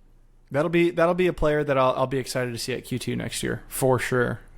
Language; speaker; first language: English; native; English